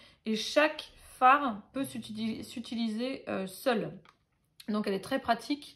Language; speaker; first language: French; native; French